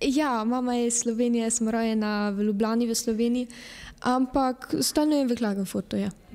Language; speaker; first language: Slovenian; early bilingual, heritage; Slovenian